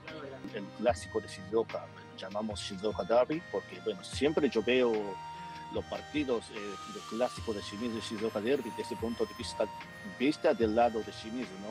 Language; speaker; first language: Spanish; non-native, fluent; Japanese